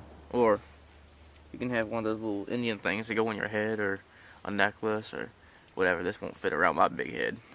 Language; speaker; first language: English; native; English